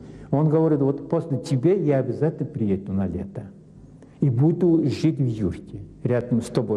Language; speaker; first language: Russian; non-native, fluent; Mongolian